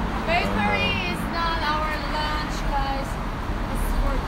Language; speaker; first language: English; non-native, fluent; Korean